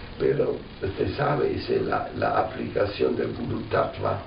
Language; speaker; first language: Spanish; non-native, fluent; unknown